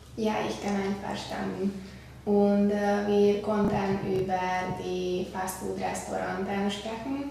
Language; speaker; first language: German; non-native, learner; Hungarian